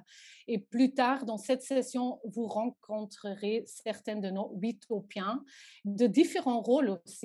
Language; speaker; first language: French; non-native, local second language; Dutch